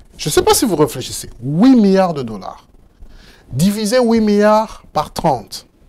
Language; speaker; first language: French; non-native, local second language; Lingala